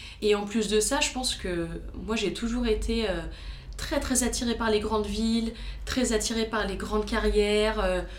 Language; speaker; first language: French; early bilingual, other home language; Romanian